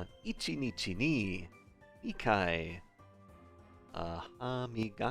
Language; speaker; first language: Japanese; non-native, learner; English